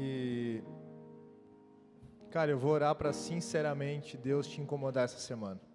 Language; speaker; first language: Portuguese; native; Portuguese